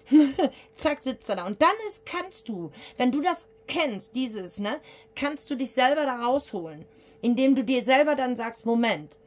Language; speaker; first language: German; native; German